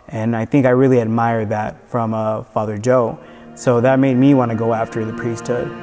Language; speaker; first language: English; native; English